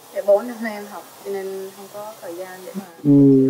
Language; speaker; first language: Vietnamese; early bilingual, heritage; Vietnamese